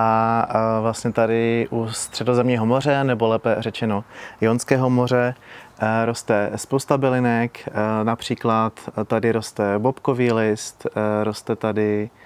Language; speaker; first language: Czech; native; Czech